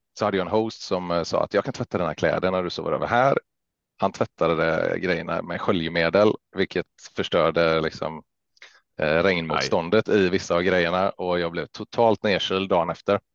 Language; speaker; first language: Swedish; native; Swedish